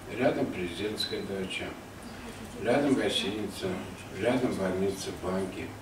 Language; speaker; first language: Russian; non-native, local second language; Armenian